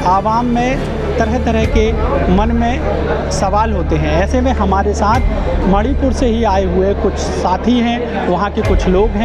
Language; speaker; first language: Hindi; native; Hindi